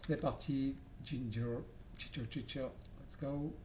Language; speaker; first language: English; non-native, learner; French